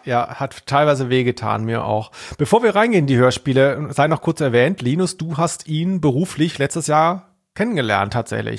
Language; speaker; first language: German; native; German